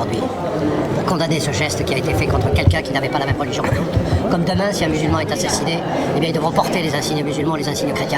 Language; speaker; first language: French; native; French